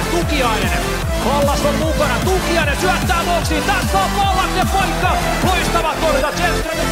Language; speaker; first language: Finnish; native; Finnish